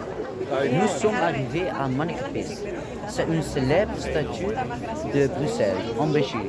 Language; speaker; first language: French; non-native, learner; Dutch